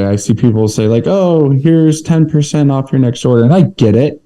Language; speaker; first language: English; native; English